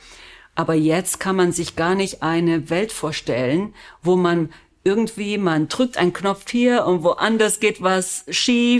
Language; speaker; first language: German; non-native, fluent; Spanish